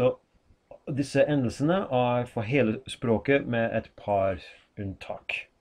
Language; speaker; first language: Norwegian; non-native, fluent; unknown